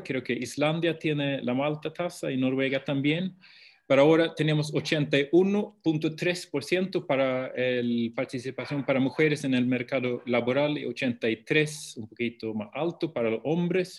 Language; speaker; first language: Spanish; non-native, fluent; Swedish